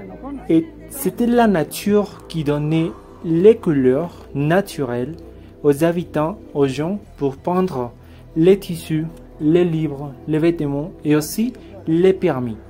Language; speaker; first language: French; non-native, fluent; Spanish